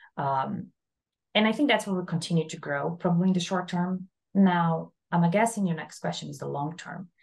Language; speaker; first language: English; non-native, fluent; Portuguese